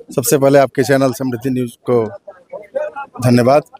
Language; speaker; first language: Hindi; native; Hindi